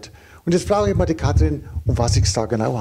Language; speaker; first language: German; native; German